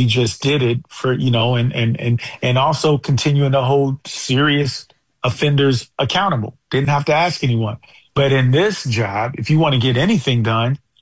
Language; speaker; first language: English; native; English